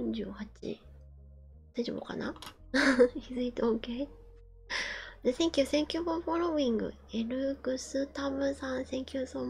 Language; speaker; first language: English; non-native, learner; Japanese